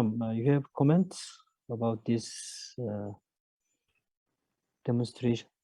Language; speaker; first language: English; non-native, learner; Korean